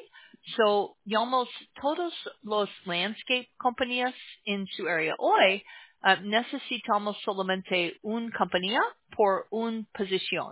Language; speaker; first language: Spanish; non-native, learner; English